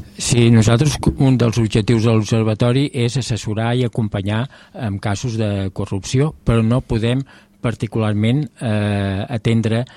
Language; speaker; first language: Catalan; native; Catalan